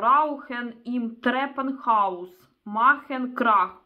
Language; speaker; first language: German; non-native, learner; Russian